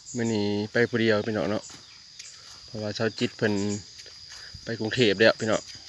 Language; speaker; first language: Thai; native; Thai